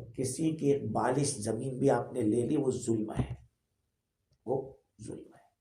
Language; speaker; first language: Urdu; non-native, local second language; Gujarati